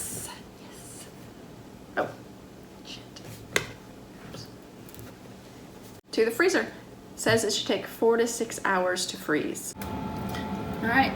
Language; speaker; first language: English; native; English